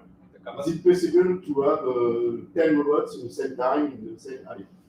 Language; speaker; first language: English; non-native, fluent; French